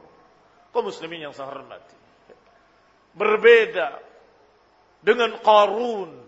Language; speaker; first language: Indonesian; native; Indonesian